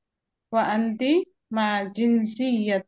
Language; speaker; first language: Arabic; non-native, learner; Indonesian